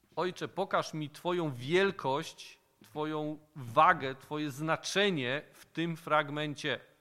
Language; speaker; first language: Polish; native; Polish